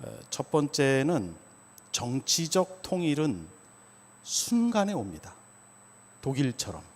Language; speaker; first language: Korean; native; Korean